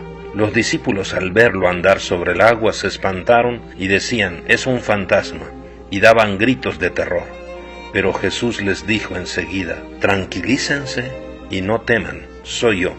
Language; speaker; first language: Spanish; native; Spanish